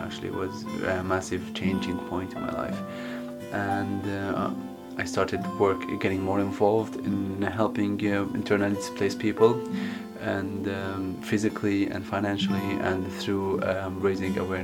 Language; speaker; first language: English; non-native, fluent; Arabic